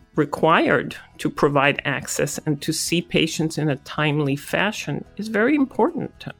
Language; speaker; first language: English; non-native, fluent; Hebrew